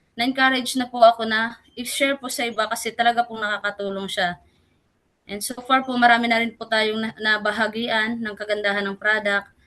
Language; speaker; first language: Filipino; non-native, local second language; Bikol